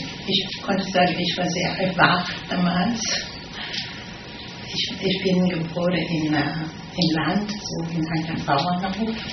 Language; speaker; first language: German; non-native, fluent; Italian